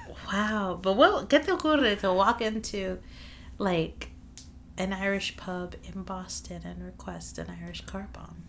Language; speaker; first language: English; early bilingual, other home language; Spanish